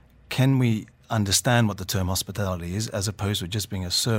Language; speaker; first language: English; native; English